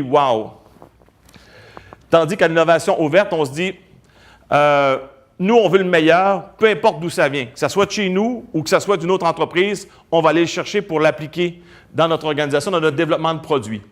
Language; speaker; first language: French; native; French